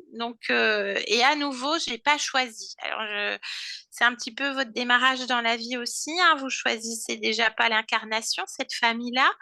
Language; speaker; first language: French; native; French